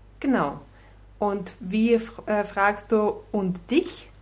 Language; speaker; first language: German; non-native, fluent; Russian